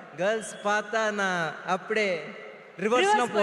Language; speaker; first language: Tamil; non-native, learner; Telugu